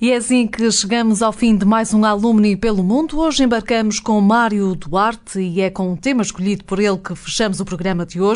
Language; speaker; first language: Portuguese; native; Portuguese